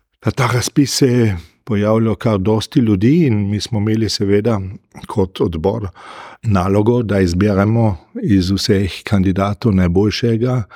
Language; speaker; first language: Slovenian; native; Slovenian